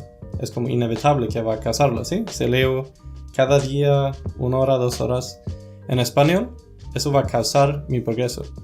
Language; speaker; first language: Spanish; non-native, fluent; Swedish